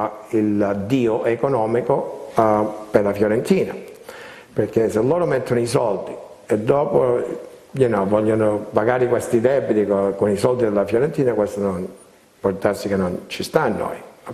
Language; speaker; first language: Italian; early bilingual, heritage; Italian